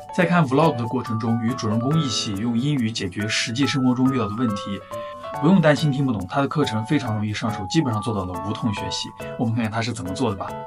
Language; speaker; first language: Chinese; native; Chinese